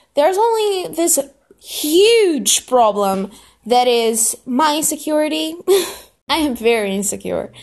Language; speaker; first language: English; non-native, fluent; Portuguese